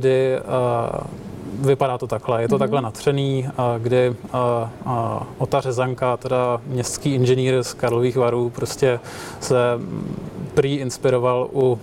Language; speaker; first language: Czech; native; Czech